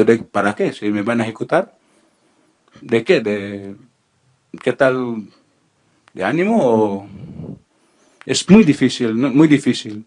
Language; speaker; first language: Spanish; non-native, learner; Filipino